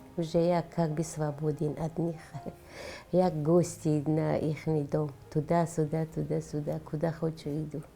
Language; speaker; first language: Russian; non-native, learner; Tajik